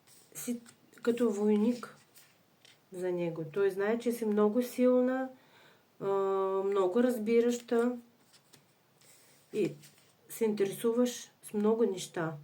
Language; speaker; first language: Bulgarian; non-native, fluent; Russian